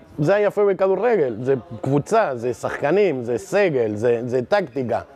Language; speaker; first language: Hebrew; non-native, fluent; Spanish